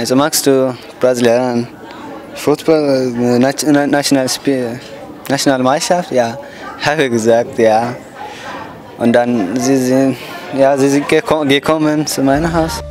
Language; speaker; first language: German; non-native, learner; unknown